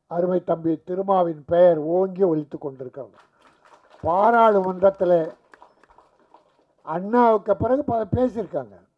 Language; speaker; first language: Tamil; native; Tamil